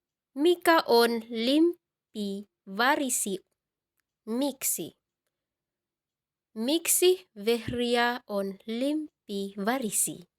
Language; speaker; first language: Finnish; non-native, learner; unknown